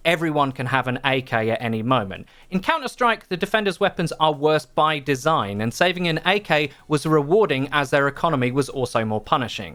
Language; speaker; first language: English; native; English